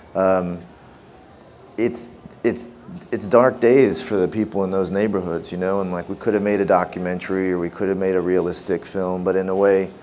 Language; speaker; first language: English; native; English